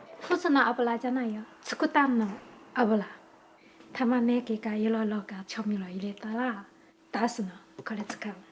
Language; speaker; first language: Japanese; non-native, learner; Chinese